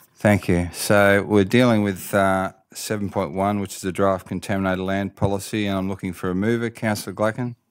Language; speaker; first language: English; native; English